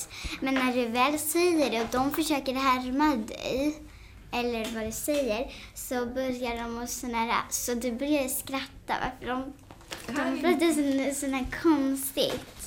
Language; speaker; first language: Swedish; early bilingual, heritage; Swedish